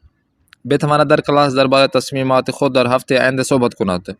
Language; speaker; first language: Persian; non-native, fluent; Urdu